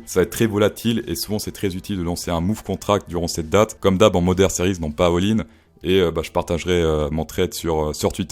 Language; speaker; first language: French; native; French